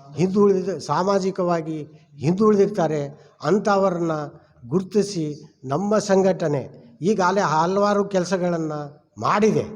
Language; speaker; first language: Kannada; non-native, local second language; Lambadi